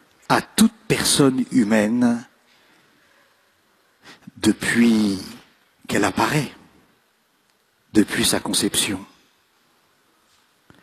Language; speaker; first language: French; native; French